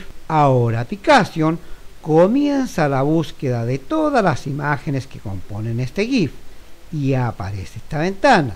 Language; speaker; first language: Spanish; native; Spanish